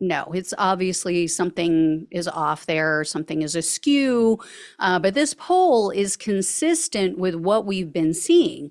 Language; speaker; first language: English; native; English